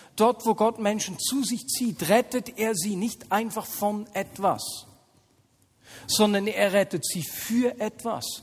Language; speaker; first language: German; native; German